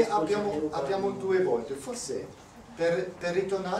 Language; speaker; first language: Italian; non-native, learner; German